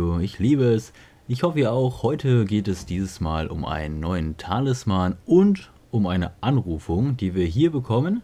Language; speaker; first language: German; native; German